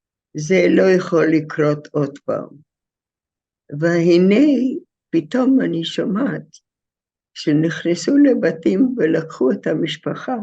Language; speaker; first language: Hebrew; non-native, fluent; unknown